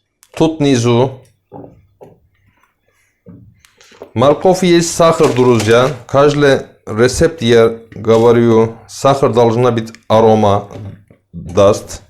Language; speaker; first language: Russian; non-native, learner; Turkish